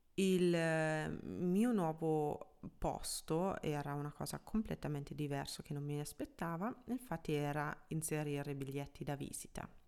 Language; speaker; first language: Italian; non-native, fluent; German